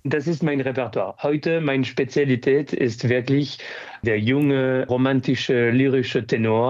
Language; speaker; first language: German; non-native, fluent; French